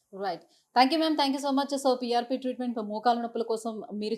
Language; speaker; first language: Telugu; native; Telugu